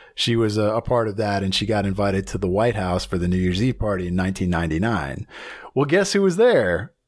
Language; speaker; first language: English; native; English